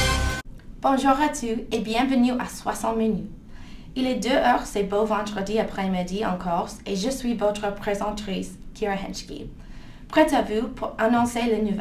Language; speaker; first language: French; non-native, learner; English